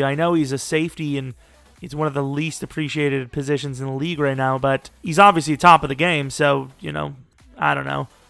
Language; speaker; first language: English; native; English